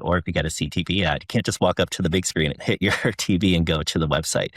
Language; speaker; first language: English; native; English